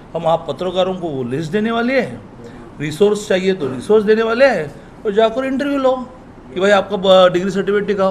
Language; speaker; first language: Hindi; non-native, local second language; Marathi